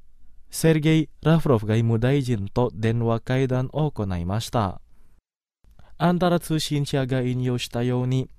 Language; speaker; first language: Japanese; non-native, fluent; Indonesian